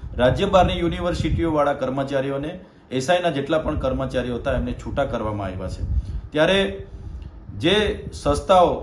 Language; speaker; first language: Gujarati; non-native, local second language; Vasavi